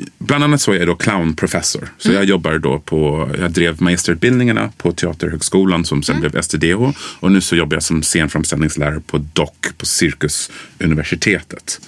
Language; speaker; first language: Swedish; early bilingual, other home language; English